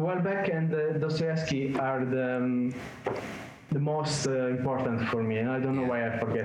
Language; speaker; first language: English; non-native, learner; Italian